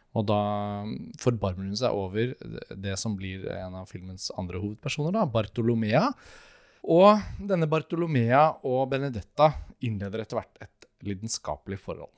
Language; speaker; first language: Norwegian; native; Norwegian